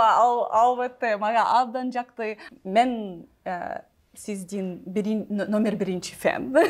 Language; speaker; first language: Kyrgyz; non-native, learner; English